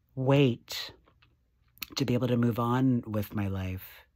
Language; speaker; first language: English; native; English